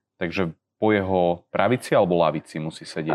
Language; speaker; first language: Slovak; non-native, learner; Nepali